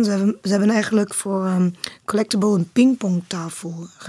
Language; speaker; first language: Dutch; non-native, learner; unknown